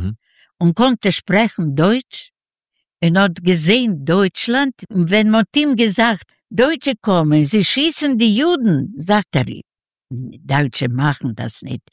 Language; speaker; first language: German; non-native, learner; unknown